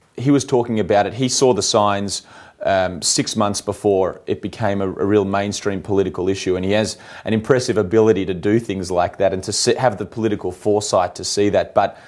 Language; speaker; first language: English; native; English